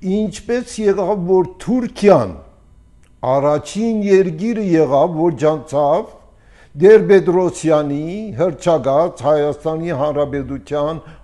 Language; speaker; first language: Armenian; early bilingual, heritage; Armenian